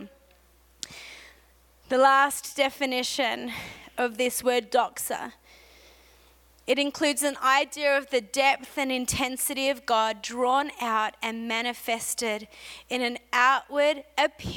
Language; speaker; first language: English; native; English